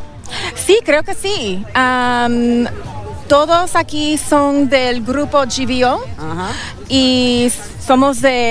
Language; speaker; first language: Spanish; non-native, learner; English